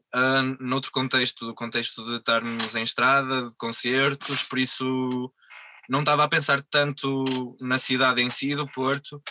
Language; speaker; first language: Portuguese; native; Portuguese